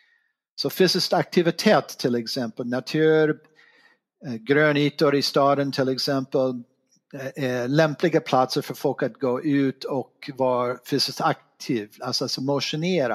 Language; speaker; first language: Swedish; non-native, fluent; English